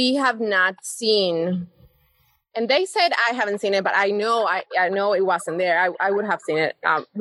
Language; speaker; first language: English; non-native, fluent; Spanish